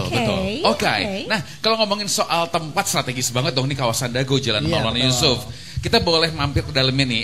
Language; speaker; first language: Indonesian; native; Indonesian